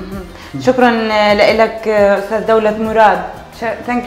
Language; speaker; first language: Arabic; native; Arabic